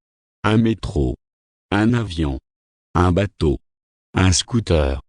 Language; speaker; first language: French; non-native, fluent; Arabic